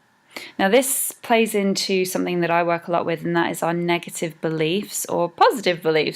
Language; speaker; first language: English; native; English